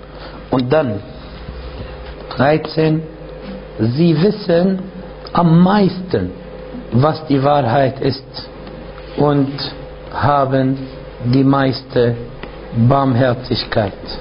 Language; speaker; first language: German; non-native, fluent; Arabic